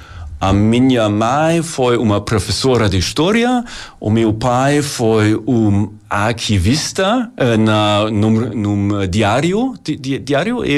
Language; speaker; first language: Portuguese; non-native, learner; German